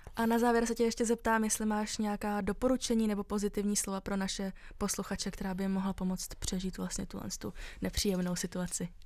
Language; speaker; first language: Czech; native; Czech